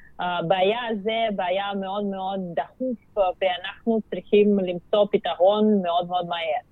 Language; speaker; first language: Hebrew; non-native, fluent; Russian